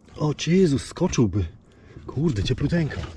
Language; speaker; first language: Polish; native; Polish